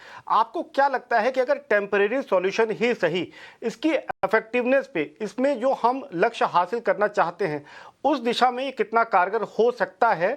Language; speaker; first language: Hindi; native; Hindi